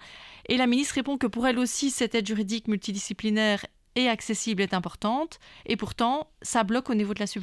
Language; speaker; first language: French; native; French